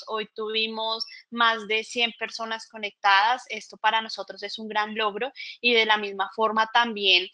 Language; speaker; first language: Spanish; native; Spanish